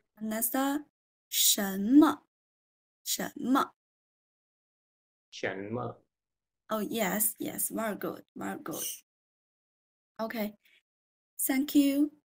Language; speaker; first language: English; non-native, fluent; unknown